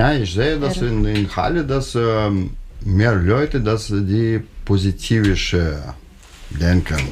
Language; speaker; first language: German; non-native, learner; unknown